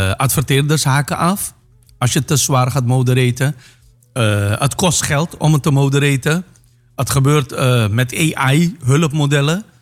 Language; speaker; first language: Dutch; non-native, local second language; Caribbean Hindustani